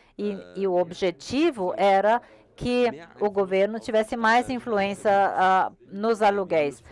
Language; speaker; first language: Portuguese; non-native, learner; German